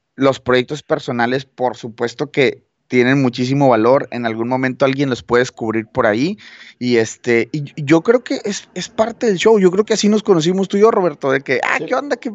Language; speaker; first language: Spanish; native; Spanish